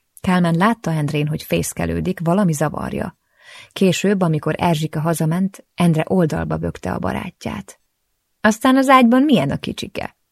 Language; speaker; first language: Hungarian; native; Hungarian